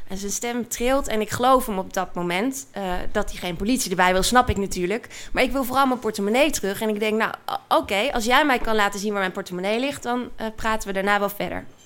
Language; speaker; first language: Dutch; native; Dutch